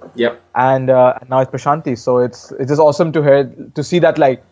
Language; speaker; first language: English; non-native, local second language; Hindi